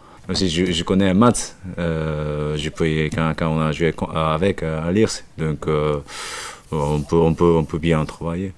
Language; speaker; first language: French; non-native, learner; Japanese